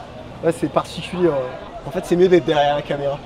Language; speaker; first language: French; native; French